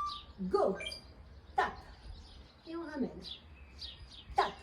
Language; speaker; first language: French; native; French